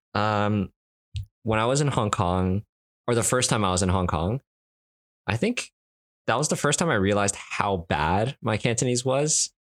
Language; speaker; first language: English; native; English